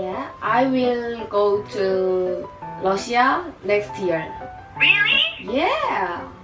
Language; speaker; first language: English; non-native, learner; Korean